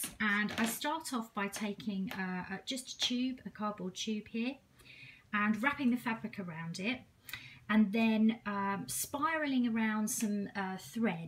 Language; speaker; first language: English; native; English